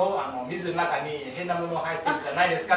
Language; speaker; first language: Japanese; non-native, fluent; Vietnamese